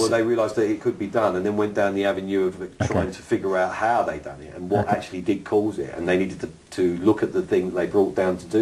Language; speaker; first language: English; native; English